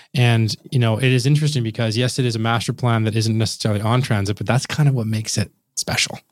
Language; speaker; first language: English; native; English